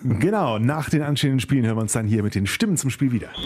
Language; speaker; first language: German; native; German